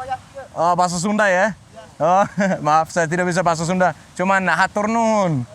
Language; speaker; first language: Indonesian; non-native, learner; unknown